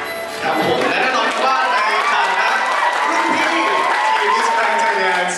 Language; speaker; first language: Thai; native; Thai